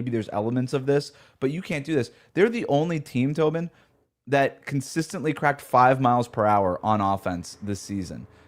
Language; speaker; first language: English; native; English